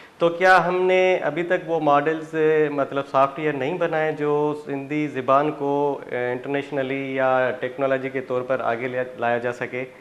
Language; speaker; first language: Urdu; non-native, local second language; Sindhi